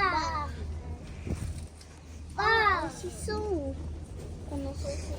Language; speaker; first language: Japanese; early bilingual, other home language; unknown